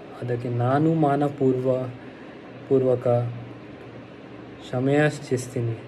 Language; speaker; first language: Kannada; non-native, learner; Hindi